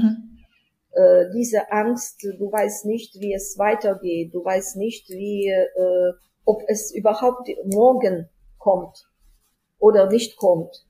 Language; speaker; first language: German; non-native, fluent; Ukrainian